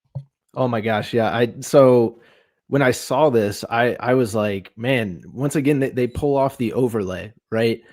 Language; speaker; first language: English; native; English